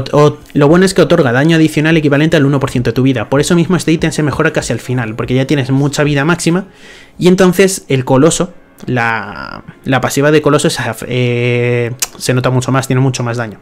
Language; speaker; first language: Spanish; native; Spanish